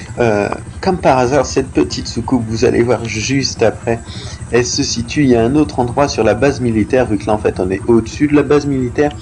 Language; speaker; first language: French; native; French